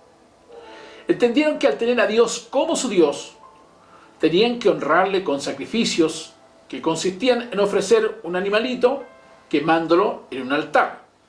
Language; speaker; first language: Spanish; native; Spanish